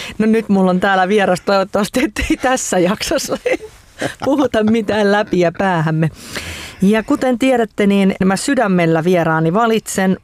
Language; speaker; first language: Finnish; native; Finnish